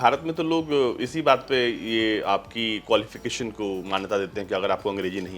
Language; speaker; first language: Hindi; native; Hindi